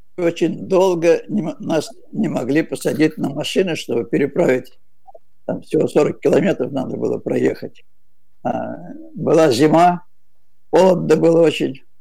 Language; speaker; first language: Russian; native; Russian